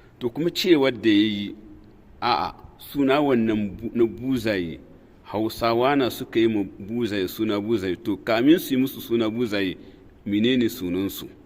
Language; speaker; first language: Hausa; non-native, local second language; Tamasheq